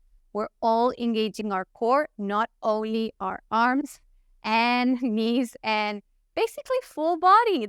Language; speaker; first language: English; non-native, fluent; Italian